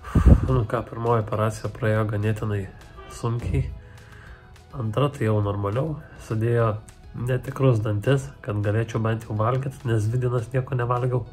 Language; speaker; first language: Lithuanian; native; Lithuanian